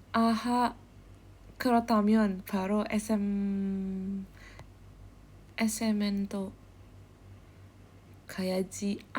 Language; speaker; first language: Korean; non-native, learner; Indonesian